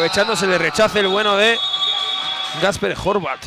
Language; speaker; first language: Spanish; native; Spanish